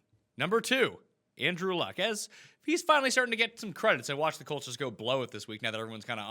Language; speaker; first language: English; native; English